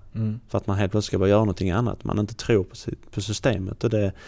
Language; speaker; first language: Swedish; native; Swedish